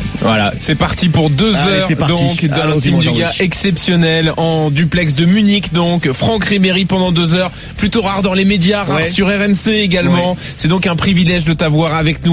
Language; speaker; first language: French; native; French